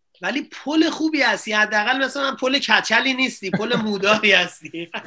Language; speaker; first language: Persian; native; Persian